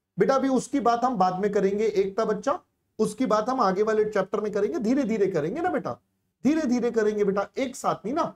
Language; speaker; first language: Hindi; native; Hindi